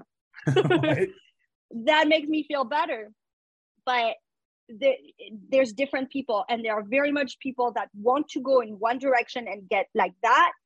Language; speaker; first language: English; non-native, fluent; French